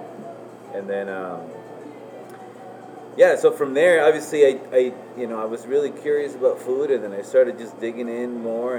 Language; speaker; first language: English; non-native, fluent; Spanish